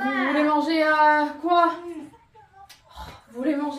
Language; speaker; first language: French; native; French